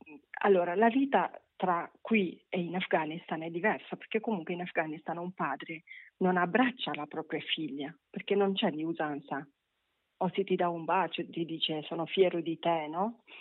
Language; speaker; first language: Italian; non-native, fluent; Persian